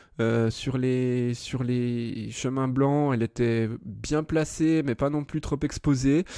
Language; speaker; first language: French; native; French